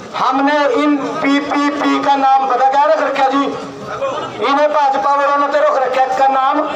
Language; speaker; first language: Hindi; native; Hindi